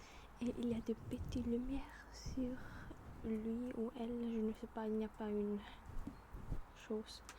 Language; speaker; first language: French; non-native, learner; German